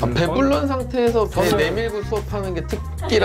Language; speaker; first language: Korean; native; Korean